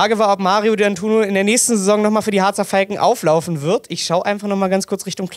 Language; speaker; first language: German; native; German